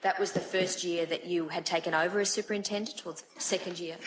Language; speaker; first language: English; native; English